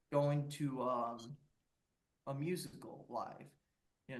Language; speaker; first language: English; native; English